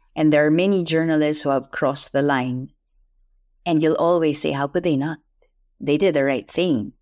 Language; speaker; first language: English; non-native, local second language; Filipino